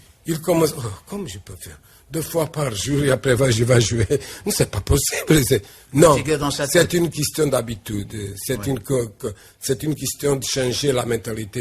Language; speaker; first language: French; non-native, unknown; Portuguese